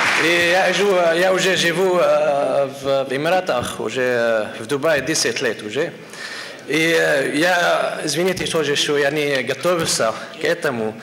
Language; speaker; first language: Russian; non-native, fluent; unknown